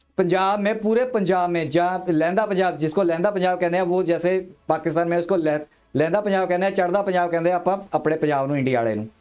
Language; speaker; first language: Hindi; non-native, local second language; Punjabi